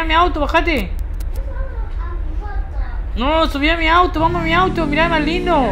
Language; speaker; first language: Spanish; native; Spanish